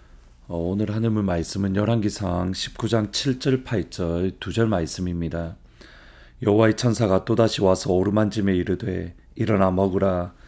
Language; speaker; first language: Korean; native; Korean